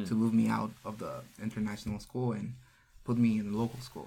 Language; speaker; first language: English; non-native, local second language; Korean